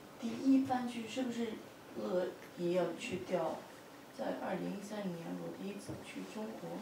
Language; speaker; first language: Chinese; non-native, fluent; Russian